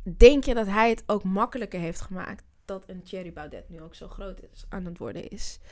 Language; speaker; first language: Dutch; early bilingual, other home language; Akan